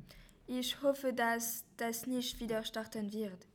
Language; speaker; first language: German; non-native, learner; French